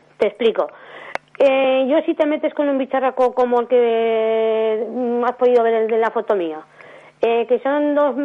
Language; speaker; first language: Spanish; native; Spanish